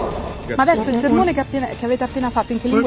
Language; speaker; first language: Italian; native; Italian